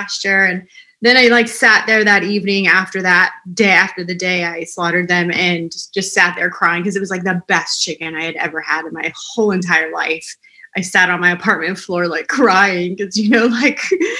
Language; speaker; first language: English; native; English